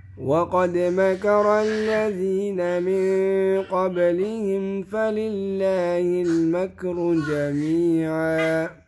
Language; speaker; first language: Arabic; non-native, learner; Indonesian